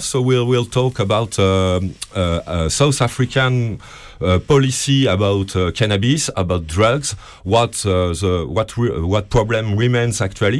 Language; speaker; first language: English; non-native, learner; French